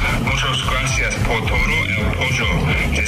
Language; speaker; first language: Spanish; non-native, learner; English